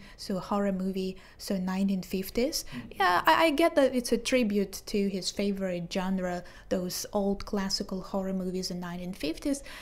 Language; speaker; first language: English; non-native, fluent; Hebrew